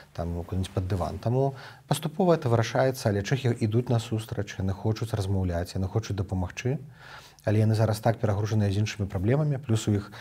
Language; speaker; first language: Belarusian; native; Belarusian